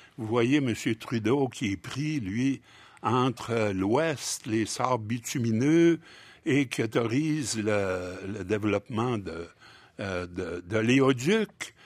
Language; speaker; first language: French; native; French